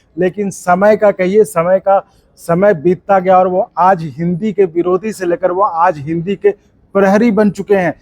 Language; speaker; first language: Hindi; native; Hindi